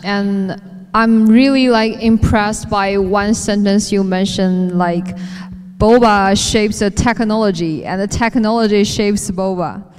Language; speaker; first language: English; non-native, fluent; Chinese